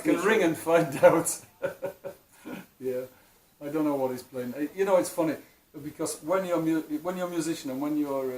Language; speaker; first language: English; non-native, fluent; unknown